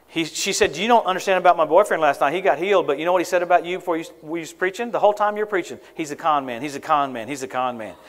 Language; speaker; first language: English; native; English